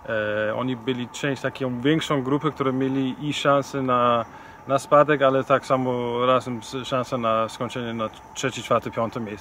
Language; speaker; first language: Polish; non-native, fluent; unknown